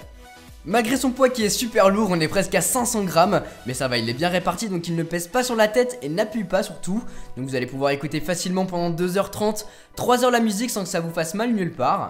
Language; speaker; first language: French; native; French